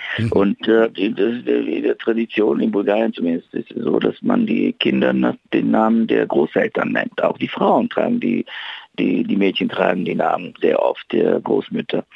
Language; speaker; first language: German; non-native, fluent; Bulgarian